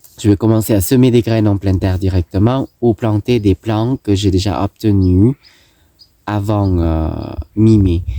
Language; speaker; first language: French; non-native, fluent; Thai